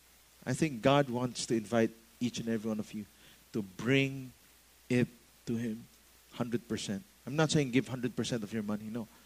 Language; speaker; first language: English; non-native, local second language; Filipino